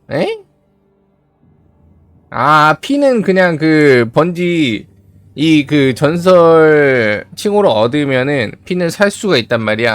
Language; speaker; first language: Korean; native; Korean